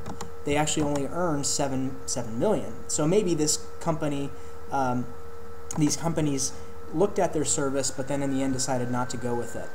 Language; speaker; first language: English; native; English